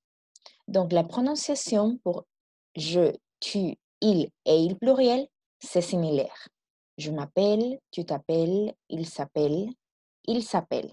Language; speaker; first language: French; non-native, fluent; Spanish